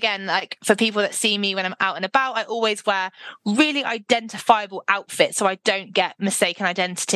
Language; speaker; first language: English; native; English